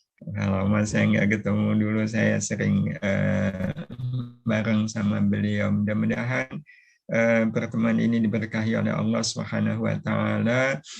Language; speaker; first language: Indonesian; native; Indonesian